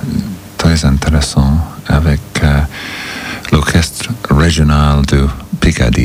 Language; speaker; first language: French; non-native, learner; English